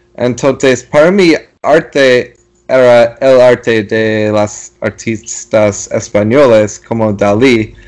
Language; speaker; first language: Spanish; non-native, learner; English